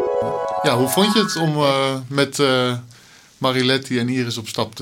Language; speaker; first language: Dutch; native; Dutch